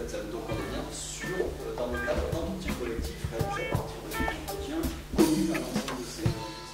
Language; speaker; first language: French; native; French